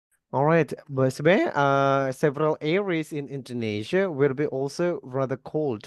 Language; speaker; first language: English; non-native, fluent; Indonesian